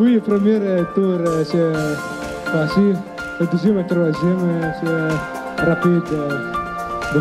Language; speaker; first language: French; non-native, local second language; Arabic